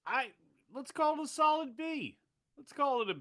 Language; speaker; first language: English; native; English